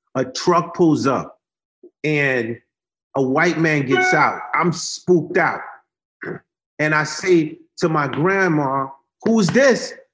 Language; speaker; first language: English; early bilingual, other home language; Haitian Creole